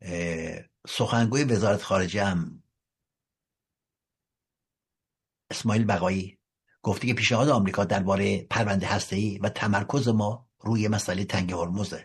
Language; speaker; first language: Persian; native; Persian